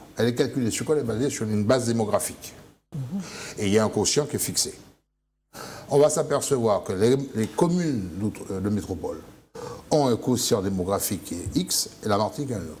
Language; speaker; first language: French; native; French